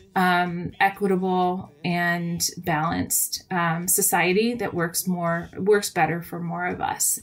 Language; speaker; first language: English; native; English